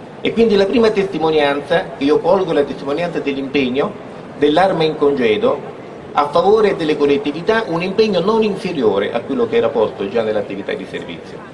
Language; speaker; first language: Italian; native; Italian